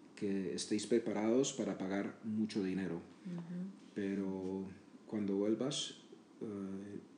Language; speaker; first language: Spanish; native; Spanish